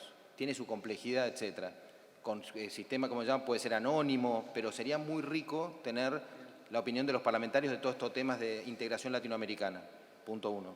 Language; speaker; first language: Spanish; native; Spanish